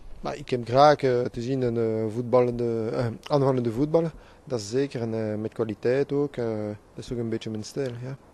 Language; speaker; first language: Dutch; non-native, local second language; French